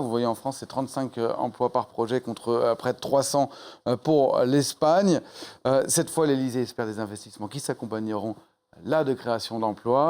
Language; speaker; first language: French; native; French